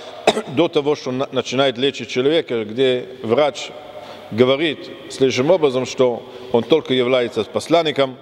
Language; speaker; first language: Russian; non-native, fluent; German